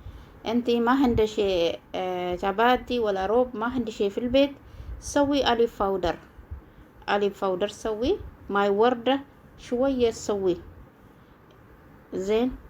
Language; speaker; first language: Arabic; non-native, learner; Oromo